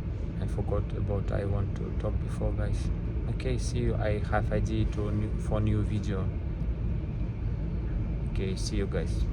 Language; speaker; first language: English; non-native, learner; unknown